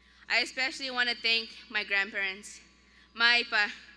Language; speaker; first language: English; early bilingual, other home language; Spanish